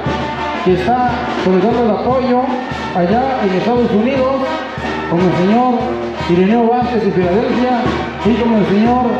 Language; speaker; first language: Spanish; native; Spanish